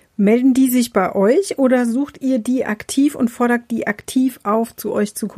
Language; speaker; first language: German; native; German